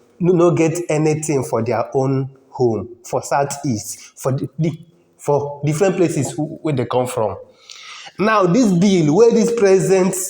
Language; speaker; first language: Nigerian Pidgin; non-native, local second language; Igbo